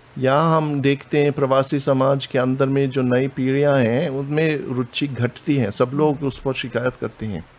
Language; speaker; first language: Hindi; non-native, fluent; German